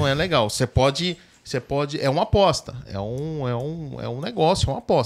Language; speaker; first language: Portuguese; native; Portuguese